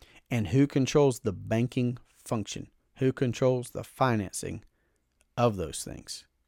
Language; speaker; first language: English; native; English